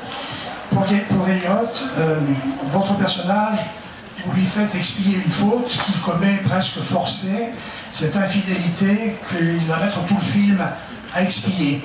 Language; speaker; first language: French; native; French